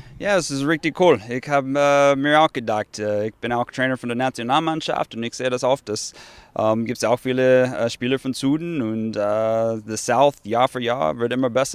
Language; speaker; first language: German; non-native, fluent; English